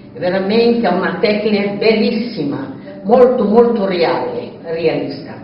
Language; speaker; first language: Italian; non-native, fluent; Portuguese